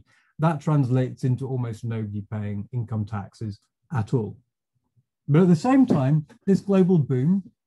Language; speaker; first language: English; native; English